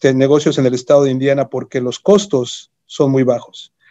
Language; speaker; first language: Spanish; native; Spanish